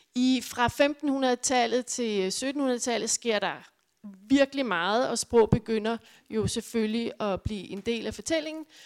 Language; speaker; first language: Danish; native; Danish